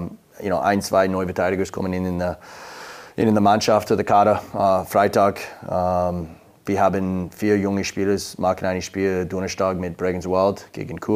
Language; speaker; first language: German; non-native, learner; English